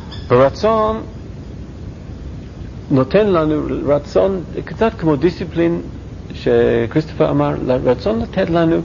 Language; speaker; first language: Hebrew; non-native, learner; English